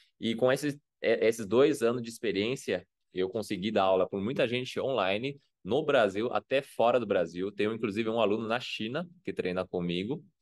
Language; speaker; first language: Portuguese; non-native, fluent; Chinese